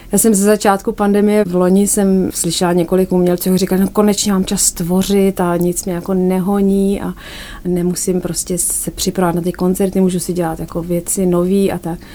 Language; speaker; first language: Czech; native; Czech